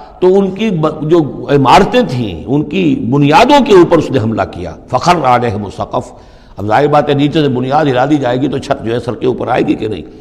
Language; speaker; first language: Urdu; native; Urdu